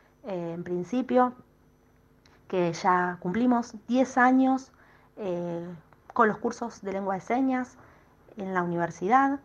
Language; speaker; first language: Spanish; native; Spanish